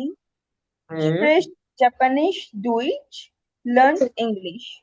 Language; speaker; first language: German; non-native, learner; Urdu